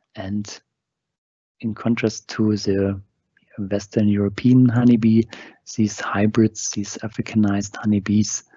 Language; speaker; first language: English; non-native, fluent; German